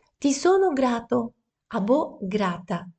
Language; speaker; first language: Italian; non-native, fluent; Ukrainian